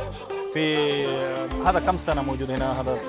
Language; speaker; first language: Arabic; non-native, learner; Malayalam